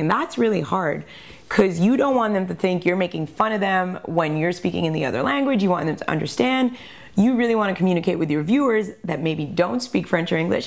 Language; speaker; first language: English; early bilingual, other home language; French